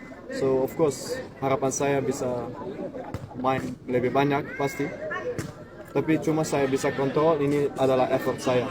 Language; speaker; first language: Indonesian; non-native, learner; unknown